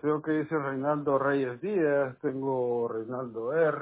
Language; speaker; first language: Spanish; native; Spanish